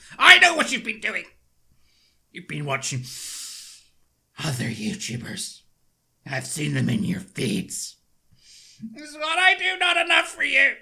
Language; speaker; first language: English; native; English